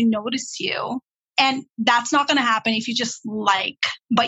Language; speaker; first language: English; non-native, local second language; Nepali